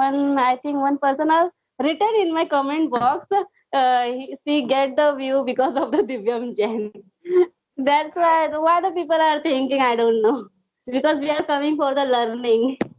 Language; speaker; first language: English; non-native, learner; Hindi